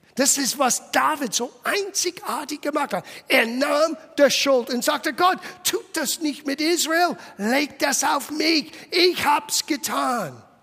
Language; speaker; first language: German; non-native, fluent; English